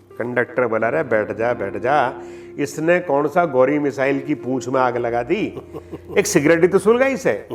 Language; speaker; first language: Hindi; non-native, local second language; Punjabi